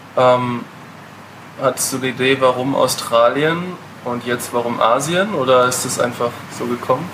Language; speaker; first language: German; native; German